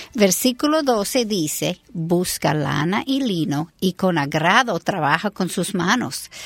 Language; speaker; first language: Spanish; non-native, fluent; English